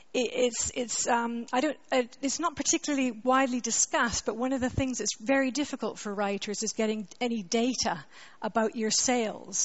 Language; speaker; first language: English; native; English